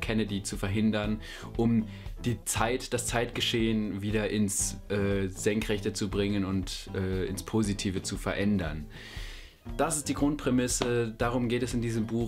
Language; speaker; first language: German; native; German